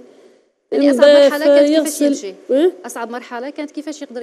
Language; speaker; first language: Arabic; native; Arabic